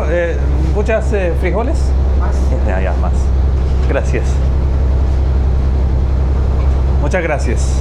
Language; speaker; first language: Spanish; non-native, learner; Hindi